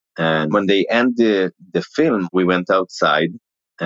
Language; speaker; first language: English; non-native, fluent; Hebrew